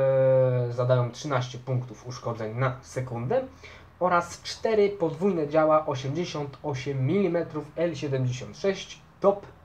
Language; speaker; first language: Polish; native; Polish